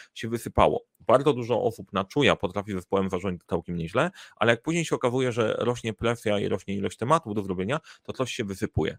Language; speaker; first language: Polish; native; Polish